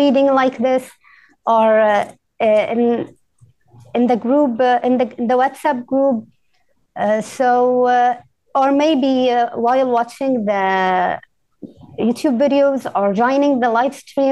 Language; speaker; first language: English; non-native, fluent; Arabic